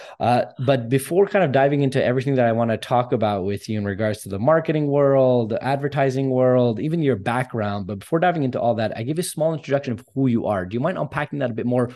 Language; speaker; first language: English; early bilingual, other home language; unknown